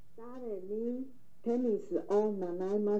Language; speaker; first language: Japanese; non-native, learner; Chinese